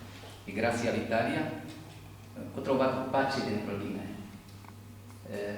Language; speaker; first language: Italian; non-native, fluent; Arabic